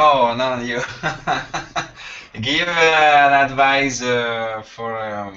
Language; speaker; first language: English; non-native, learner; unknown